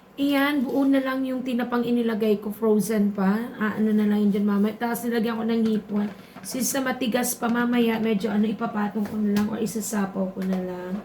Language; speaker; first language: Filipino; non-native, local second language; Bikol